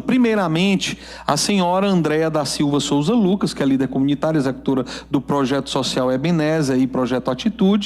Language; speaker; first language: Portuguese; native; Portuguese